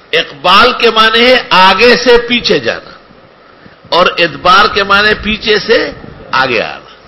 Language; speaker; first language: Urdu; non-native, local second language; Pashto